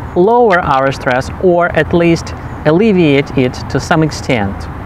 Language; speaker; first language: English; non-native, fluent; Russian